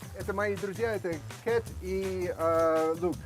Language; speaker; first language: Russian; non-native, fluent; English